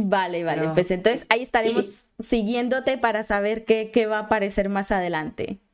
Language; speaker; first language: Spanish; native; Spanish